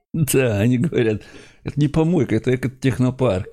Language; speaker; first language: Russian; native; Russian